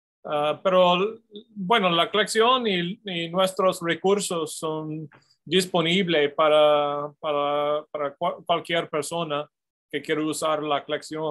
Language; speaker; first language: Spanish; non-native, fluent; English